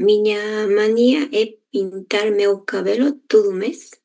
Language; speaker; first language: Portuguese; non-native, learner; Spanish